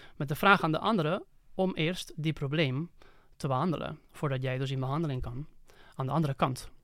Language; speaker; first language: Dutch; non-native, fluent; Spanish